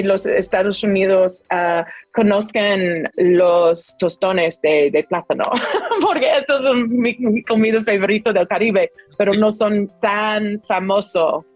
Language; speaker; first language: Spanish; non-native, fluent; English